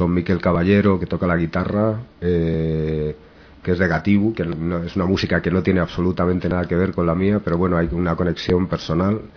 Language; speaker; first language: Spanish; native; Spanish